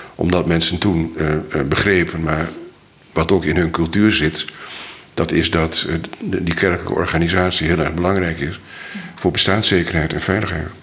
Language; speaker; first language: Dutch; native; Dutch